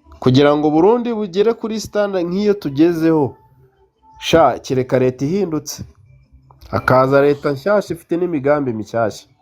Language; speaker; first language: Kinyarwanda; native; Kinyarwanda